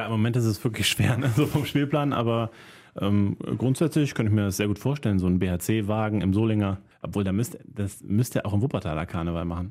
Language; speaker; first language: German; native; German